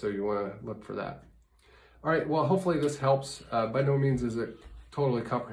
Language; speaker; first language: English; native; English